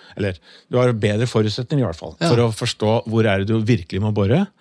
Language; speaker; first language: Norwegian; native; Norwegian